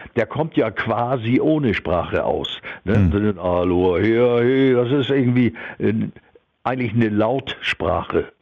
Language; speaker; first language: German; native; German